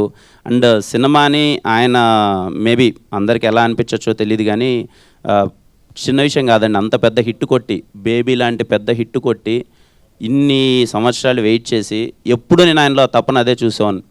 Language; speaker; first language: Telugu; native; Telugu